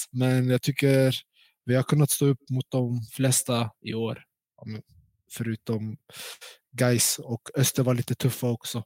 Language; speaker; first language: Swedish; early bilingual, other home language; Central Kurdish